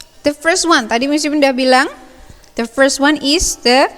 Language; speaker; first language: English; non-native, fluent; Indonesian